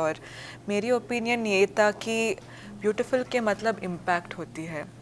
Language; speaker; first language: Hindi; non-native, local second language; Kannada